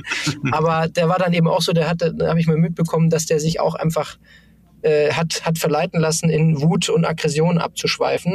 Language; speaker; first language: German; native; German